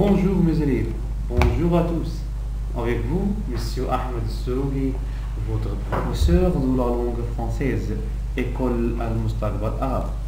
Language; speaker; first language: French; non-native, local second language; Arabic